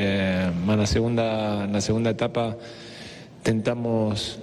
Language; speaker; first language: Portuguese; non-native, fluent; Spanish